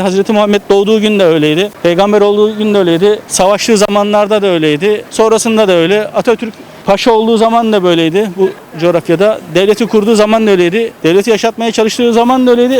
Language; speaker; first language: Turkish; native; Turkish